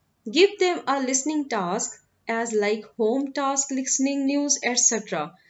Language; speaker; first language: English; non-native, local second language; Urdu